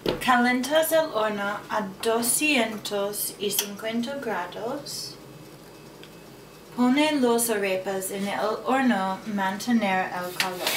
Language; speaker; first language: Spanish; non-native, learner; English